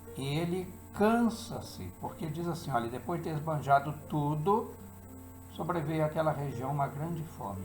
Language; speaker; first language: Portuguese; native; Portuguese